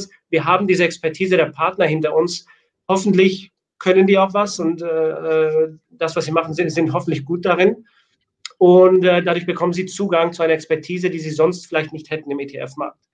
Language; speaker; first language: German; native; German